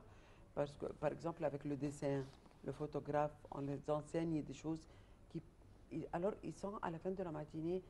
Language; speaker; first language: French; non-native, fluent; Arabic